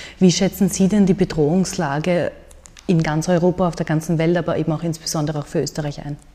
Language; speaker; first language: German; native; German